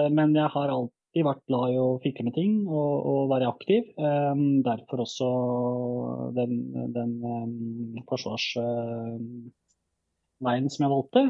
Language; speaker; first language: Norwegian; early bilingual, other home language; Bosnian